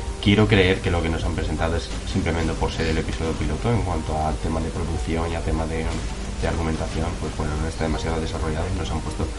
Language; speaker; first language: Spanish; native; Spanish